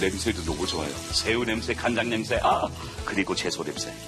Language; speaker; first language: Korean; non-native, fluent; English